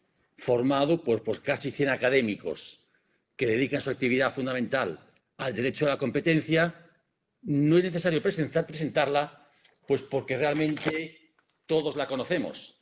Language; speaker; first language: Spanish; native; Spanish